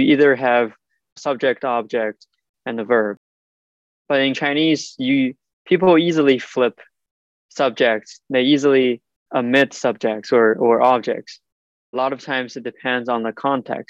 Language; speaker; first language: English; non-native, fluent; Chinese